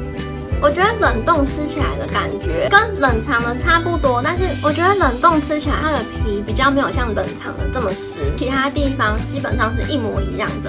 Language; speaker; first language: Chinese; native; Chinese